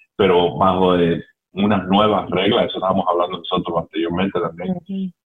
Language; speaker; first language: Spanish; early bilingual, heritage; Spanish